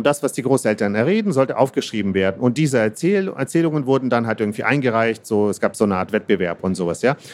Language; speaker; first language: German; early bilingual, other home language; Russian